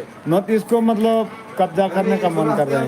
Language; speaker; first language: Hindi; non-native, local second language; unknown